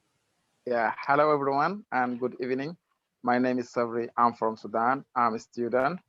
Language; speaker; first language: English; non-native, learner; Arabic